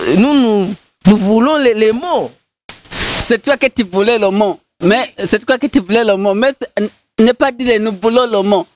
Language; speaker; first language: French; non-native, local second language; Rundi